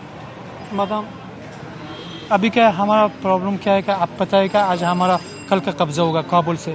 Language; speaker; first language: Hindi; non-native, learner; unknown